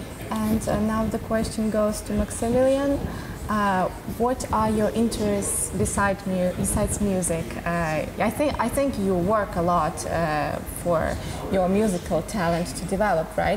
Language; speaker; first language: English; non-native, fluent; Ukrainian